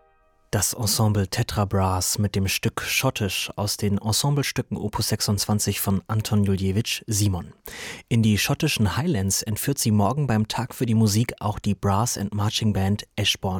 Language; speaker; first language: German; native; German